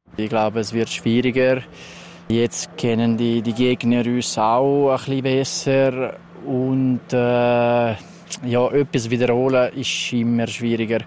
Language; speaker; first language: German; non-native, local second language; Italian